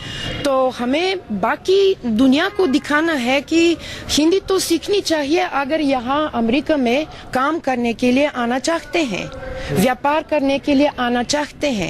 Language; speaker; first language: Hindi; non-native, fluent; Bulgarian